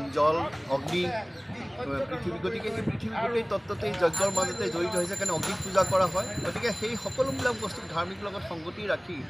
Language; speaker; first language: Assamese; native; Assamese